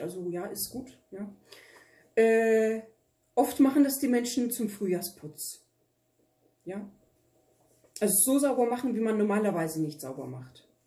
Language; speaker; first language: German; early bilingual, other home language; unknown